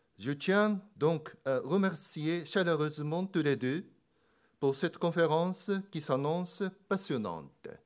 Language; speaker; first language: French; non-native, fluent; Japanese